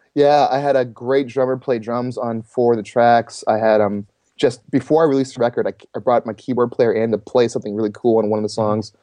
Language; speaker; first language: English; native; English